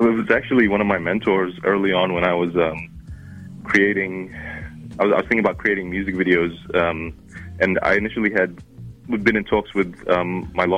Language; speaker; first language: English; non-native, local second language; Arabic